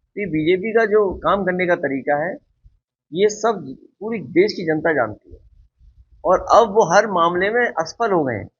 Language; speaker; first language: Hindi; native; Hindi